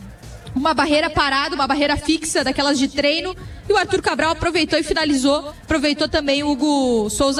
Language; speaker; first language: Portuguese; native; Portuguese